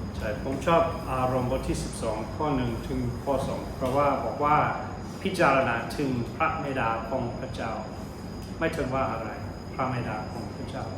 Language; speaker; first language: Thai; non-native, fluent; English